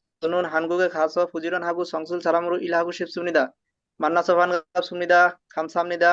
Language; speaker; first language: Korean; non-native, learner; Bangla